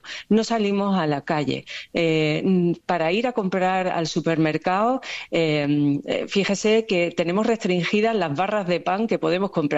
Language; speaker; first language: Spanish; native; Spanish